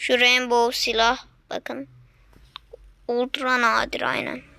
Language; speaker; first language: Turkish; native; Turkish